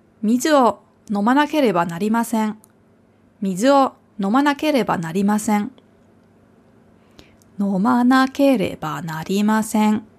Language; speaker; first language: Japanese; non-native, fluent; German